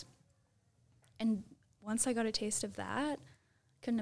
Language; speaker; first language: English; native; English